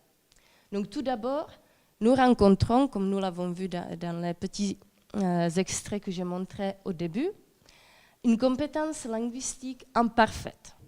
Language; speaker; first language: French; non-native, fluent; Czech